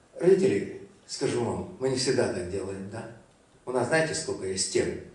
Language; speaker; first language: Russian; native; Russian